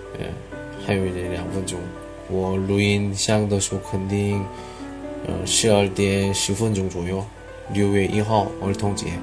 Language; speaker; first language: Chinese; non-native, learner; Korean